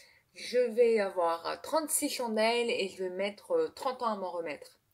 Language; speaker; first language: French; native; French